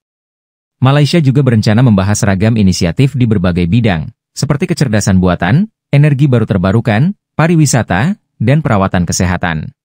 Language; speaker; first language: Indonesian; native; Indonesian